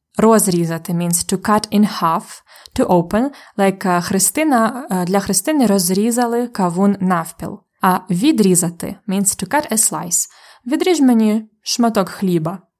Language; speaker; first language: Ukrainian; native; Ukrainian